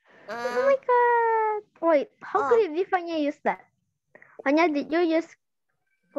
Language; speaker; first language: English; non-native, learner; Indonesian